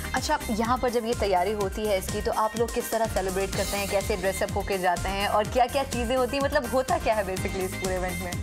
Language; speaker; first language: Urdu; native; Urdu